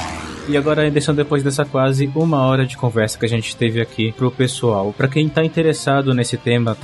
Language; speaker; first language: Portuguese; native; Portuguese